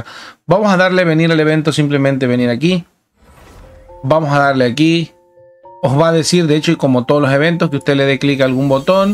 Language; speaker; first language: Spanish; native; Spanish